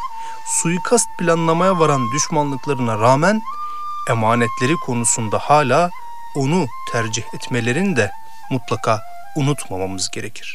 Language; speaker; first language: Turkish; native; Turkish